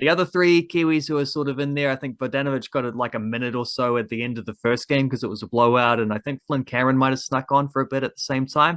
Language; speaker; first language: English; native; English